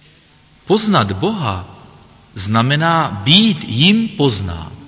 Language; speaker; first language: Czech; native; Czech